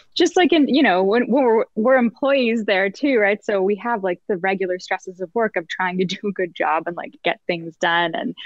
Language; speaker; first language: English; native; English